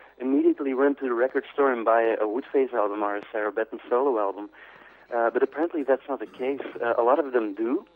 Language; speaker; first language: English; non-native, fluent; Dutch